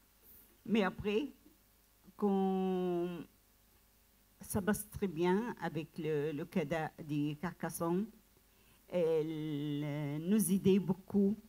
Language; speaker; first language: French; non-native, learner; Arabic